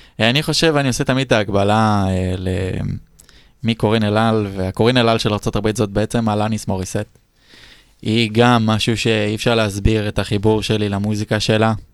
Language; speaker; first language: Hebrew; native; Hebrew